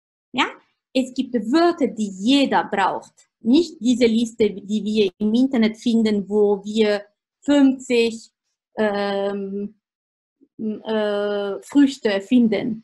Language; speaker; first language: German; non-native, fluent; Italian